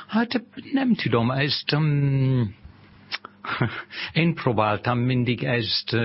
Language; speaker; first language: Hungarian; non-native, fluent; English